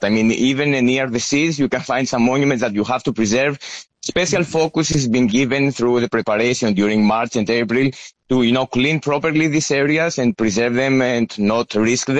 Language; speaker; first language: English; non-native, fluent; Greek